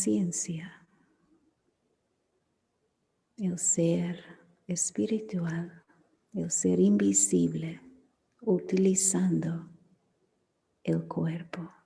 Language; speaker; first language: Spanish; non-native, fluent; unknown